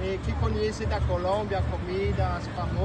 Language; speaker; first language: Portuguese; non-native, learner; French